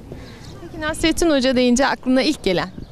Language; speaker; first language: Turkish; native; Turkish